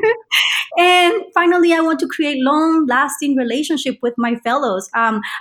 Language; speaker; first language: English; non-native, fluent; Spanish